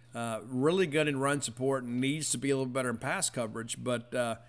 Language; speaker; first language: English; native; English